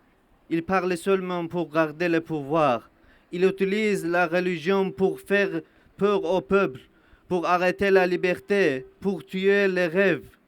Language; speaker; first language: French; non-native, learner; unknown